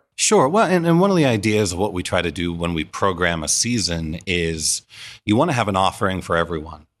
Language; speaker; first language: English; native; English